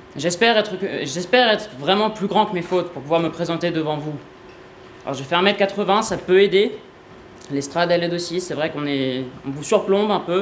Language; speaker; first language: French; native; French